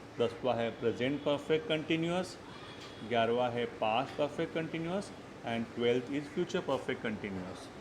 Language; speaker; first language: Hindi; non-native, local second language; Marathi